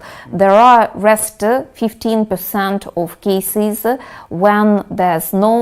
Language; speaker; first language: English; non-native, fluent; Russian